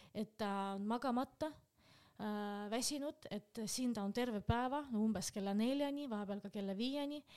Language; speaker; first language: Estonian; non-native, local second language; Russian